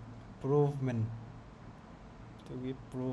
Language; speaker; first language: English; non-native, learner; Vietnamese